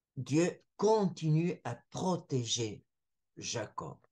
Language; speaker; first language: French; non-native, fluent; Portuguese